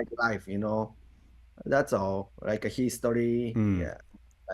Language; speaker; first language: English; non-native, learner; Japanese